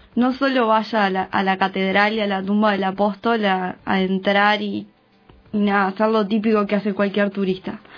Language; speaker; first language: Spanish; native; Spanish